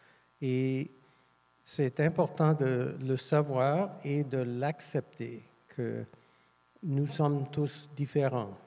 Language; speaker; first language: French; non-native, fluent; English